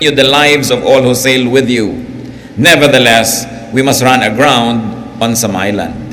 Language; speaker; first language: English; non-native, local second language; Filipino